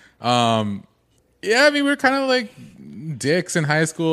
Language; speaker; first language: English; early bilingual, other home language; Spanish